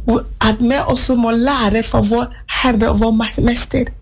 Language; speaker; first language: Norwegian; non-native, fluent; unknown